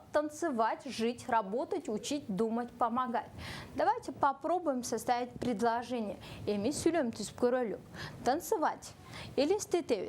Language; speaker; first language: Russian; non-native, local second language; Kyrgyz